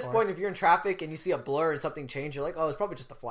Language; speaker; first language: English; native; English